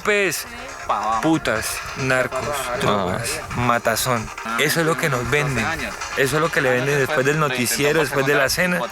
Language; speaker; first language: Spanish; native; Spanish